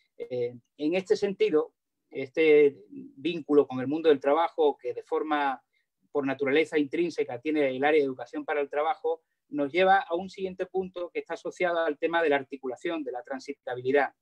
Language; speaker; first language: Spanish; native; Spanish